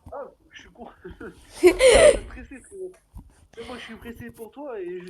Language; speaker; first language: French; native; French